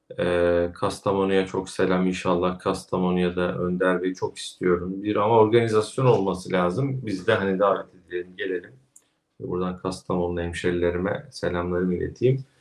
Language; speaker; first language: Turkish; native; Turkish